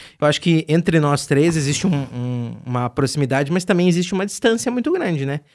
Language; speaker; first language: Portuguese; native; Portuguese